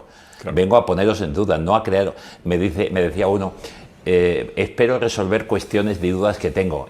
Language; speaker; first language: Spanish; native; Spanish